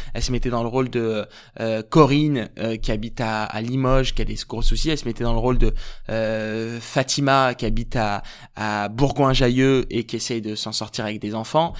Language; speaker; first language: French; early bilingual, other home language; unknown